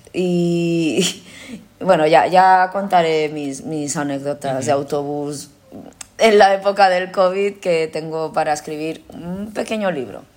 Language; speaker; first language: Spanish; early bilingual, other home language; Korean